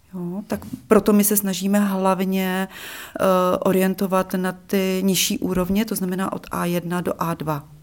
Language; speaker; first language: Czech; native; Czech